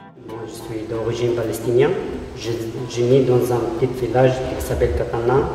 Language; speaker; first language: French; non-native, fluent; Arabic